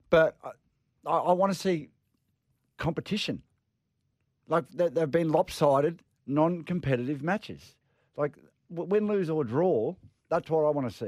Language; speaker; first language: English; native; English